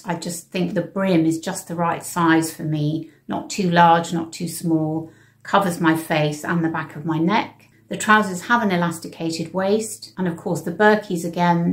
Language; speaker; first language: English; native; English